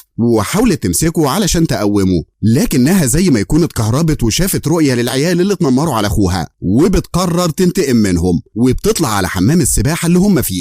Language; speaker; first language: Arabic; native; Arabic